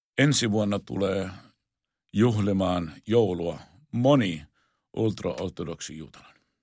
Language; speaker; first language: Finnish; non-native, fluent; Arabic